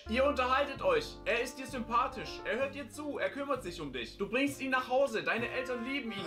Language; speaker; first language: German; native; German